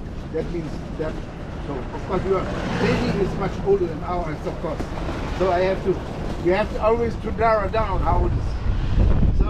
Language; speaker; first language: English; non-native, fluent; Portuguese